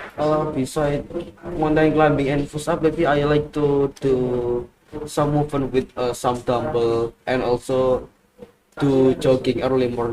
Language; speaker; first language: English; non-native, learner; Indonesian